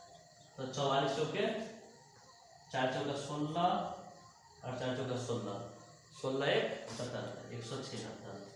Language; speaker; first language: Hindi; native; Hindi